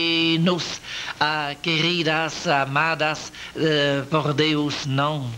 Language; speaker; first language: Portuguese; non-native, learner; French